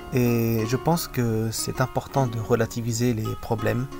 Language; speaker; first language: French; native; French